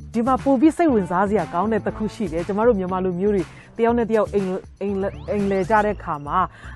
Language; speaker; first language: Burmese; non-native, local second language; Tedim Chin